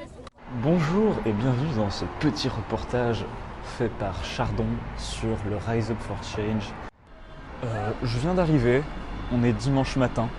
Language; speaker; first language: French; native; French